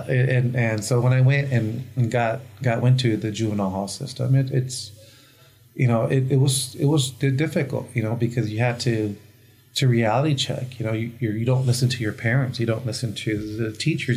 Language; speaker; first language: English; early bilingual, other home language; Spanish